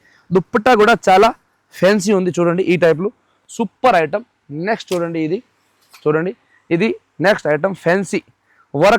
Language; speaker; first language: Telugu; non-native, local second language; Urdu